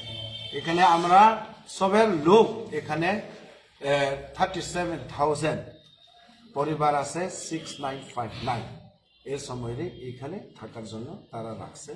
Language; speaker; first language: Bangla; non-native, local second language; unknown